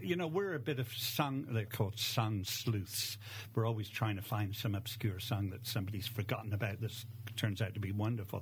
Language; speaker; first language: English; native; English